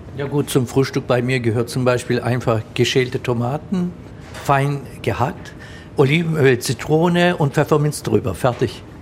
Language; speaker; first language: German; early bilingual, other home language; Turkish